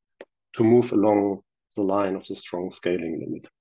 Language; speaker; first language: English; non-native, fluent; German